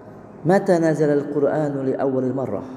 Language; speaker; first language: Arabic; non-native, fluent; Indonesian